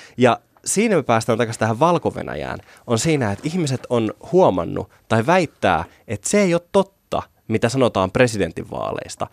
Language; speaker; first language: Finnish; native; Finnish